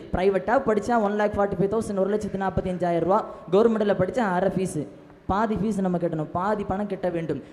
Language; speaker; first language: Tamil; non-native, local second language; Malayalam